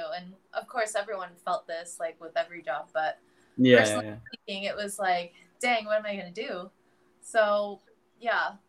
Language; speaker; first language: English; native; English